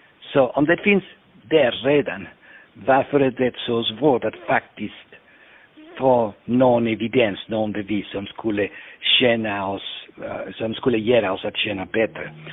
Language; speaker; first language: Swedish; non-native, fluent; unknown